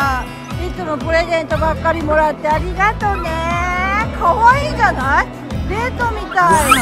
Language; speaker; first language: Japanese; native; Japanese